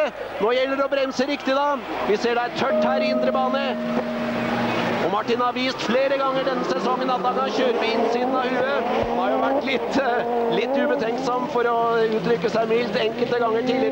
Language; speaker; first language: Norwegian; native; Norwegian